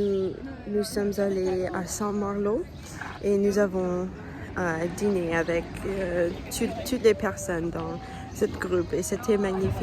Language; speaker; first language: French; non-native, learner; English